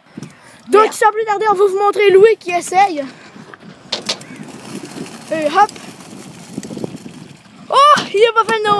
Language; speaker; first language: French; native; French